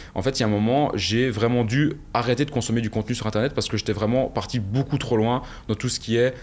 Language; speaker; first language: French; native; French